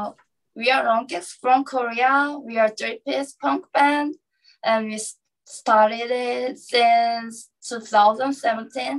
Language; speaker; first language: English; non-native, learner; Korean